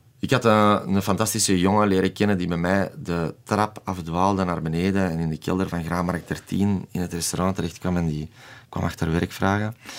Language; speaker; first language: Dutch; native; Dutch